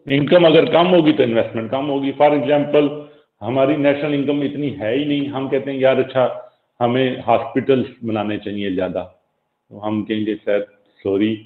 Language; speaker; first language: Urdu; native; Urdu